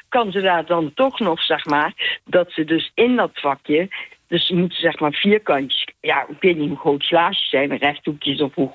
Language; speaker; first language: Dutch; native; Dutch